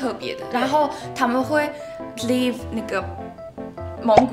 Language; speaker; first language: Chinese; non-native, learner; Mongolian